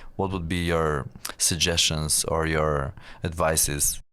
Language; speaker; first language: English; non-native, fluent; Albanian